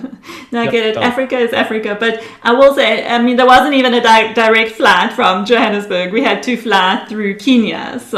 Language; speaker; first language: English; early bilingual, other home language; Hebrew